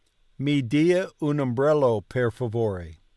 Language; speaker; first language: Italian; non-native, learner; English